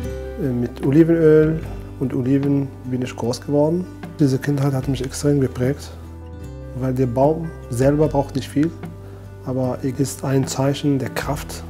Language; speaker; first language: German; non-native, fluent; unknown